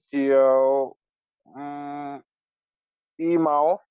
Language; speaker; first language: Chinese; non-native, learner; Bangla